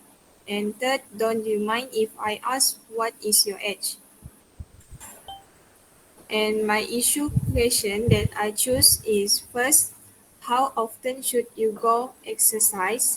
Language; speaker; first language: English; non-native, local second language; Malay